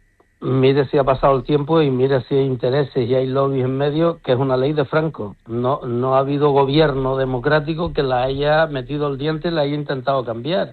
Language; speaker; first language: Spanish; native; Spanish